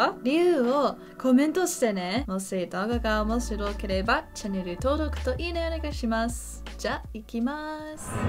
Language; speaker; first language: Japanese; non-native, learner; English